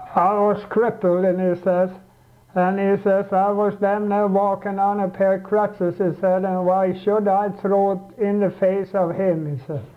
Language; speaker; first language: English; non-native, fluent; Swedish